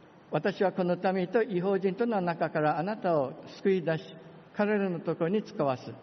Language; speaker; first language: Japanese; non-native, fluent; English